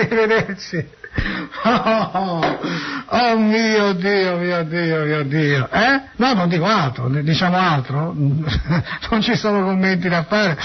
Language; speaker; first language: Italian; native; Italian